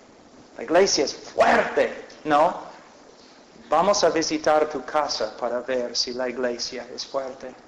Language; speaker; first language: Spanish; non-native, fluent; English